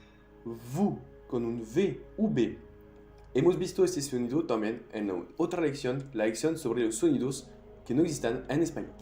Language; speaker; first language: Spanish; non-native, fluent; French